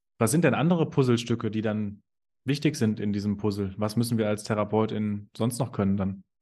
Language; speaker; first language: German; native; German